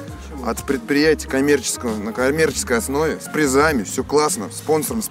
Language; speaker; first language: Russian; native; Russian